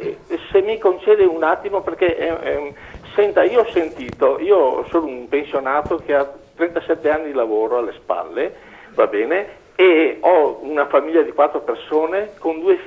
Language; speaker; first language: Italian; native; Italian